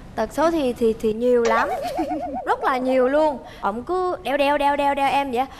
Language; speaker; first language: Vietnamese; early bilingual, heritage; Vietnamese